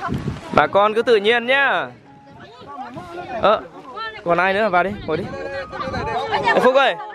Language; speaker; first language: Vietnamese; native; Vietnamese